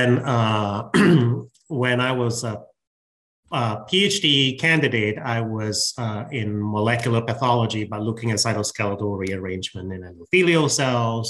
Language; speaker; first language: English; non-native, local second language; Min Nan Chinese